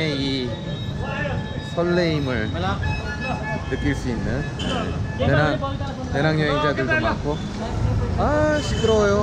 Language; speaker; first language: Korean; native; Korean